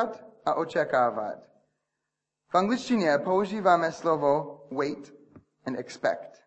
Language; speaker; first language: Czech; non-native, fluent; English